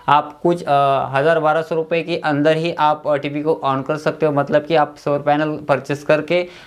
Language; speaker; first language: Hindi; non-native, local second language; Marathi